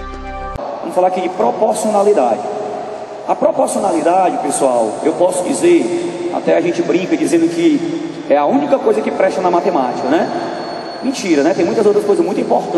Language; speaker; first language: Portuguese; native; Portuguese